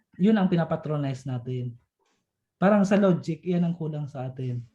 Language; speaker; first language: Filipino; non-native, local second language; Bikol